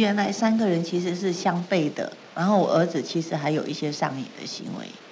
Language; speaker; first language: Chinese; native; Chinese